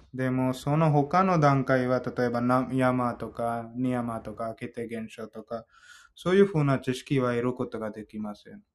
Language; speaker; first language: Japanese; non-native, learner; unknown